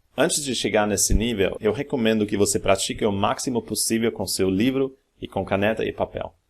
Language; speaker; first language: Portuguese; non-native, fluent; German